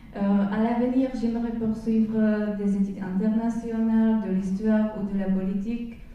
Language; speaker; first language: French; non-native, fluent; Czech